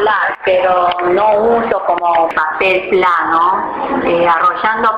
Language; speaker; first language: Spanish; non-native, learner; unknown